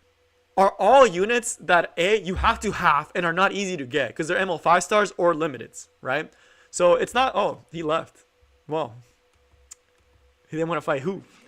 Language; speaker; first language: English; native; English